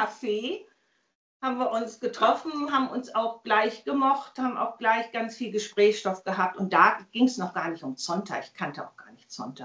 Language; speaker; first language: German; native; German